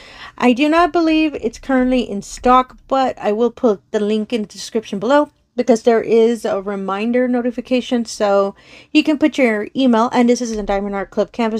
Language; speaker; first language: English; native; English